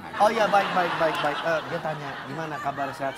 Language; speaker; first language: Indonesian; native; Indonesian